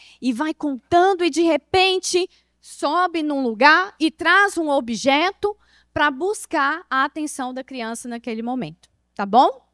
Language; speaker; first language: Portuguese; native; Portuguese